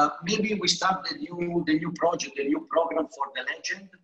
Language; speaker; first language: English; non-native, learner; Italian